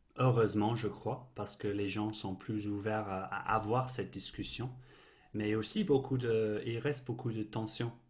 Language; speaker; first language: French; non-native, fluent; English